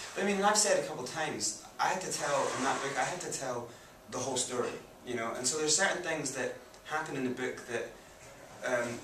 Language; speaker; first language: English; native; English